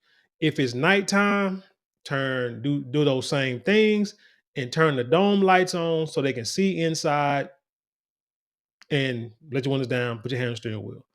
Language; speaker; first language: English; native; English